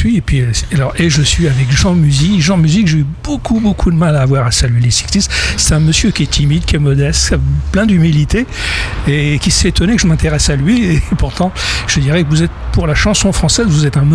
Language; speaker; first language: French; native; French